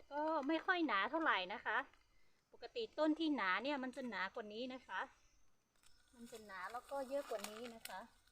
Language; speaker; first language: Thai; non-native, local second language; Hmong